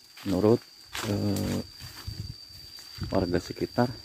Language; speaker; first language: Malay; non-native, local second language; Sundanese